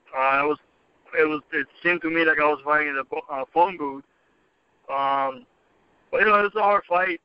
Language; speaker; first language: English; native; English